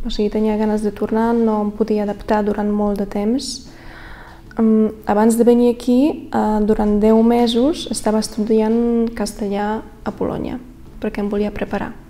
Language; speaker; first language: Catalan; early bilingual, other home language; Polish